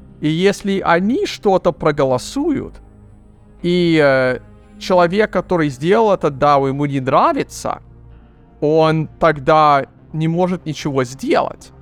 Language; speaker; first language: Russian; early bilingual, heritage; Russian